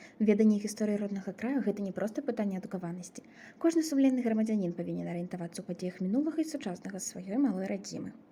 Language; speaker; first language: Belarusian; native; Belarusian